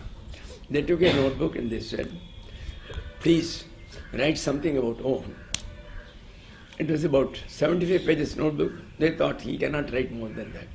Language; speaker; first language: English; non-native, local second language; Tamil